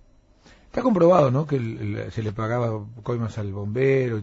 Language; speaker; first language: Spanish; native; Spanish